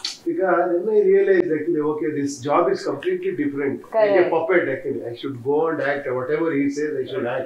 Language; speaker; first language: Tamil; non-native, learner; Kannada